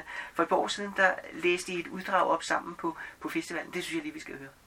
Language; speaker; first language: Danish; native; Danish